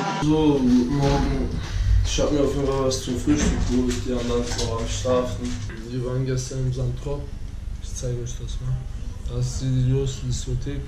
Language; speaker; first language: German; early bilingual, other home language; Turkish